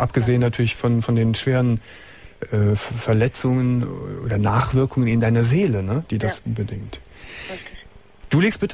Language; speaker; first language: German; native; German